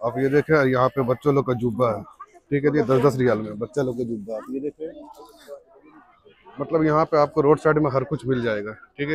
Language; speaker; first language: Hindi; native; Hindi